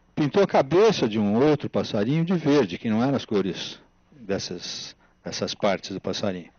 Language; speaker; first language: Portuguese; native; Portuguese